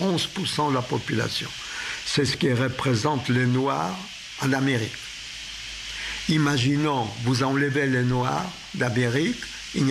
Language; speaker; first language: French; non-native, fluent; Polish